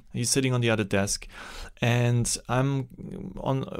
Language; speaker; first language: English; non-native, fluent; German